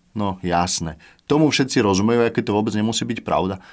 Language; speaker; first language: Slovak; native; Slovak